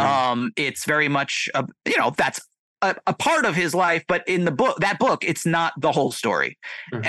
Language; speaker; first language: English; native; English